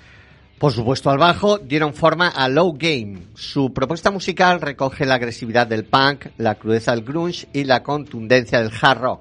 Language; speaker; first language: Spanish; native; Spanish